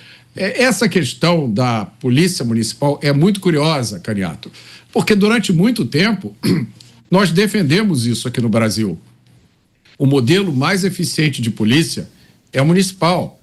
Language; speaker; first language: Portuguese; native; Portuguese